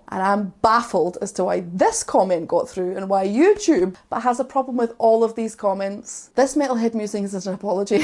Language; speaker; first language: English; native; English